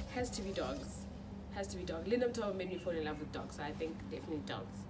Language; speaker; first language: English; non-native, local second language; Xhosa